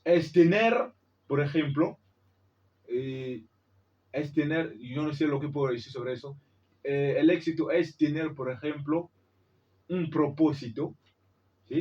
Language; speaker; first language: Spanish; non-native, learner; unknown